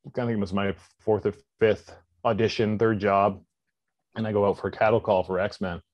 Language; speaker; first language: English; native; English